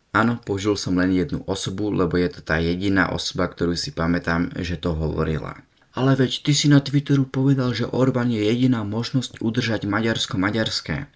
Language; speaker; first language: Slovak; early bilingual, heritage; Slovak